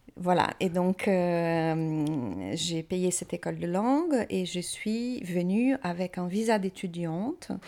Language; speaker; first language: French; non-native, fluent; Portuguese